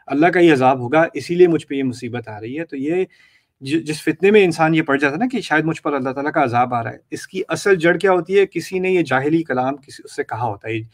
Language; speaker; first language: Urdu; native; Urdu